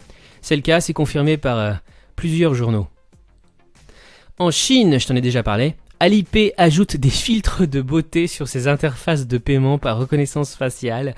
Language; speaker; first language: French; native; French